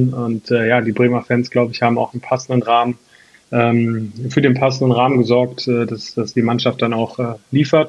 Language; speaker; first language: German; native; German